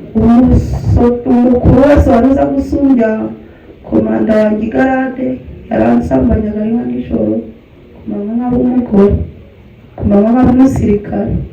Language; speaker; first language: Kinyarwanda; early bilingual, heritage; Kinyarwanda